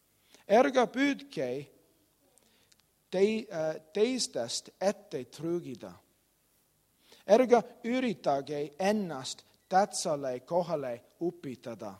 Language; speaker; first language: Estonian; non-native, learner; English